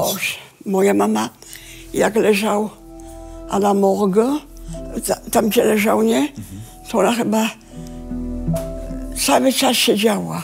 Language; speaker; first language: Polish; early bilingual, heritage; Polish